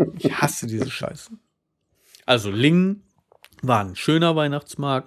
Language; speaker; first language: German; native; German